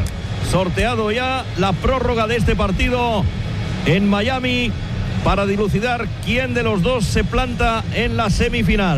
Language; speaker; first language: Spanish; native; Spanish